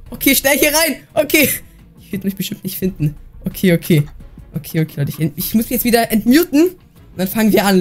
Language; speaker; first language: German; native; German